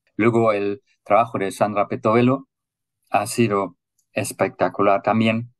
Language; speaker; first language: Spanish; non-native, fluent; German